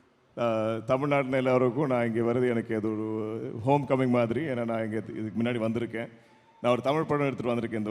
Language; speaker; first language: Tamil; non-native, local second language; Malayalam